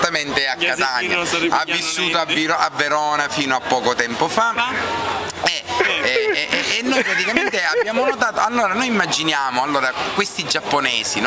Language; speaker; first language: Italian; native; Italian